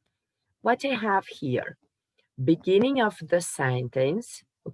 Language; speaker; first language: English; non-native, fluent; Portuguese